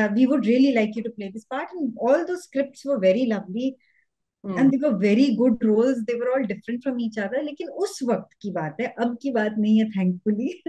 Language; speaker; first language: Hindi; native; Hindi